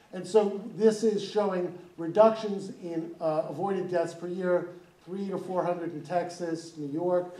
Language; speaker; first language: English; native; English